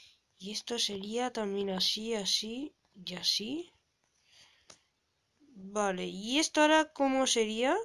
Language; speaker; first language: Spanish; native; Spanish